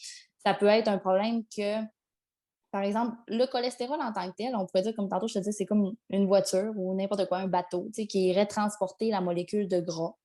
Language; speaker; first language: French; native; French